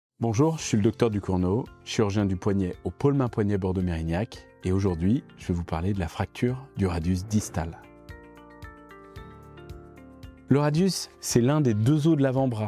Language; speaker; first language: French; native; French